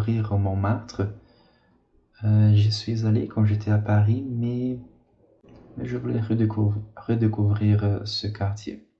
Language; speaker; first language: French; non-native, fluent; Portuguese